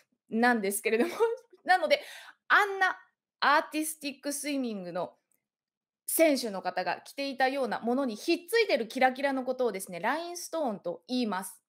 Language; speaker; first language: Japanese; native; Japanese